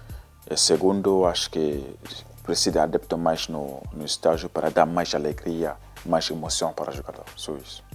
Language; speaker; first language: Portuguese; non-native, learner; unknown